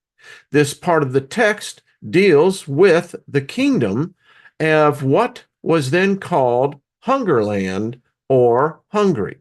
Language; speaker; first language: English; native; English